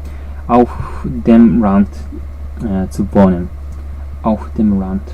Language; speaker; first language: German; non-native, learner; Japanese